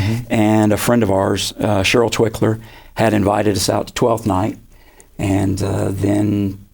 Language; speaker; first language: English; native; English